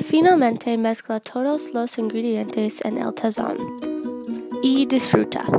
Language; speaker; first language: Spanish; non-native, learner; English